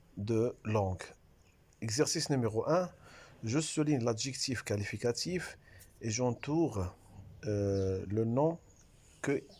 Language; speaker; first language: French; non-native, local second language; Arabic